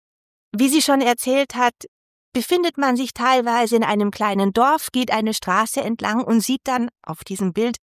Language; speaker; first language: German; native; German